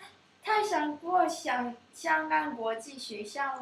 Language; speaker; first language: Chinese; non-native, learner; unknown